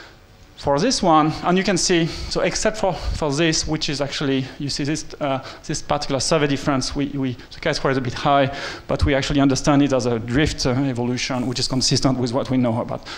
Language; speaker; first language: English; non-native, fluent; French